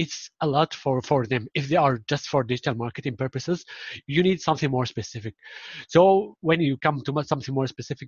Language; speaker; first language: English; non-native, fluent; Arabic